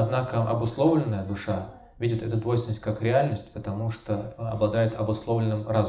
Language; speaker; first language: Russian; native; Russian